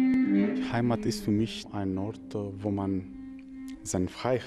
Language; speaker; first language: German; non-native, fluent; Greek